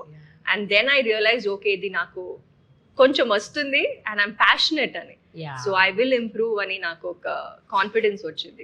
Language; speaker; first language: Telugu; non-native, local second language; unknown